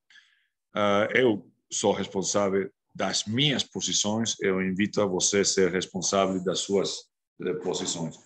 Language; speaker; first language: Portuguese; non-native, fluent; Spanish